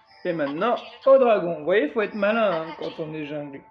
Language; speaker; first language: French; native; French